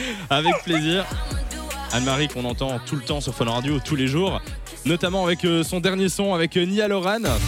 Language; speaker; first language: French; native; French